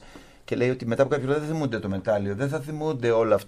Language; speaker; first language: Greek; native; Greek